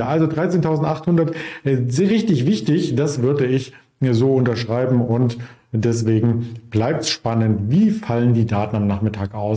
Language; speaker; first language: German; native; German